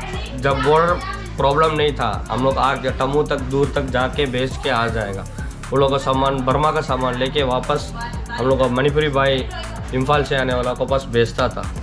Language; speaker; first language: Hindi; non-native, local second language; Tamil